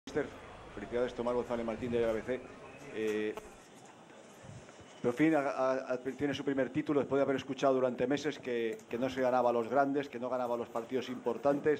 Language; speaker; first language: Spanish; native; Spanish